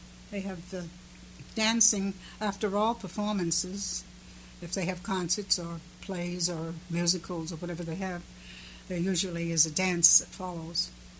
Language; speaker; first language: English; early bilingual, other home language; Finnish